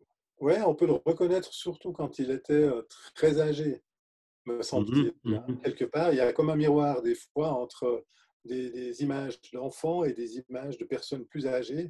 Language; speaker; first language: French; native; French